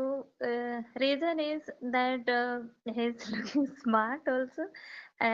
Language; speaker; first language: English; non-native, learner; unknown